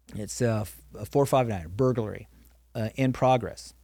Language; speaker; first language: English; native; English